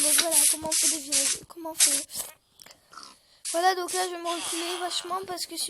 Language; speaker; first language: French; native; French